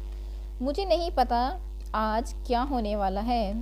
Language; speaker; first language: Hindi; native; Hindi